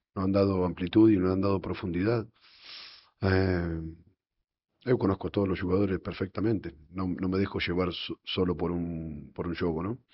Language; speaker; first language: Spanish; native; Spanish